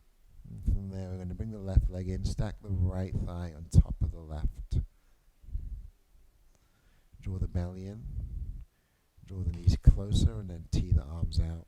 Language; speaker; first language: English; native; English